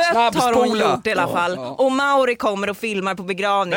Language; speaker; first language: Swedish; native; Swedish